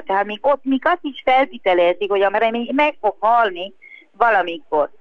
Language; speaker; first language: Hungarian; non-native, fluent; Spanish